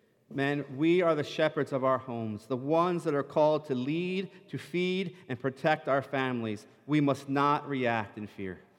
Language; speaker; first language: English; native; English